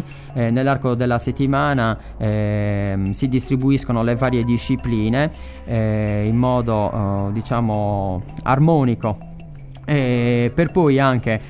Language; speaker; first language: Italian; native; Italian